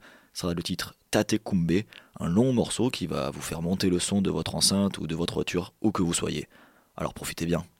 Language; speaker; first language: French; native; French